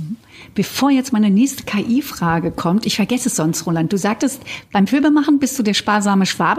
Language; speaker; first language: German; native; German